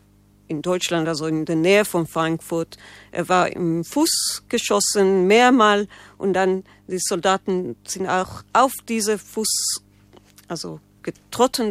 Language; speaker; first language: German; non-native, learner; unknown